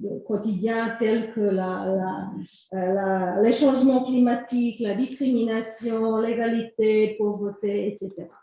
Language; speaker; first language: French; non-native, fluent; Croatian